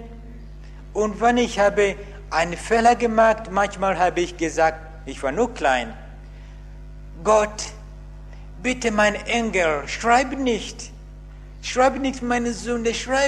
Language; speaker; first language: German; non-native, learner; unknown